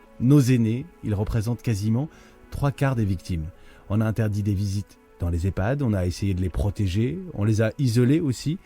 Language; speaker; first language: French; native; French